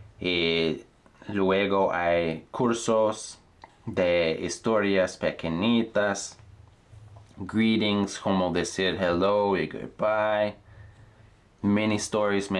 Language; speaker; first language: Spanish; non-native, fluent; English